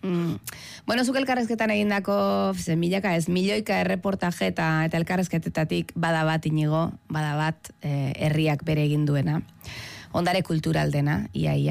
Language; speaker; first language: Basque; native; Basque